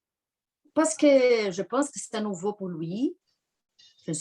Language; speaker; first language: French; non-native, fluent; Portuguese